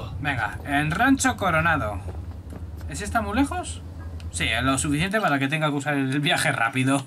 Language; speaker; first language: Spanish; native; Spanish